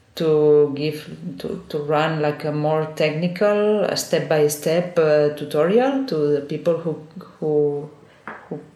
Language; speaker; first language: English; non-native, fluent; Spanish